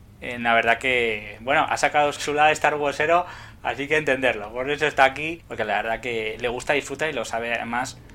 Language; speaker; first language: Spanish; native; Spanish